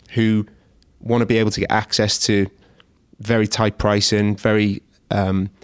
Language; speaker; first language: English; native; English